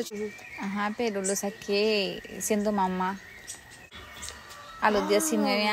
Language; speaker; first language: Spanish; native; Spanish